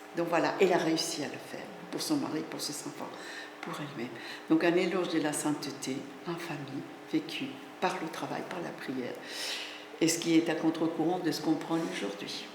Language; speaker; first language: French; non-native, fluent; Spanish